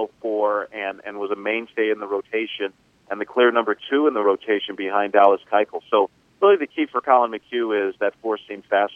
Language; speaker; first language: English; native; English